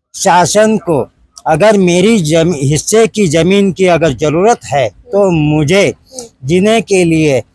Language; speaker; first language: Hindi; non-native, local second language; Marathi